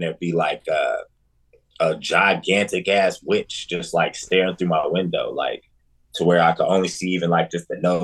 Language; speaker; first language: English; native; English